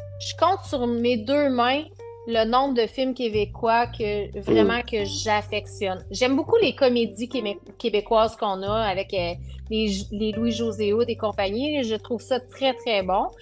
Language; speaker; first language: French; native; French